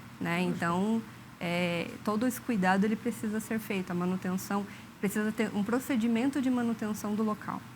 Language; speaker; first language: Portuguese; native; Portuguese